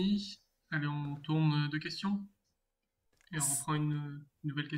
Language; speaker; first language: French; native; French